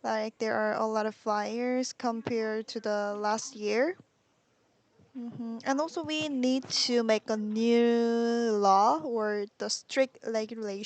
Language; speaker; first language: English; non-native, learner; Korean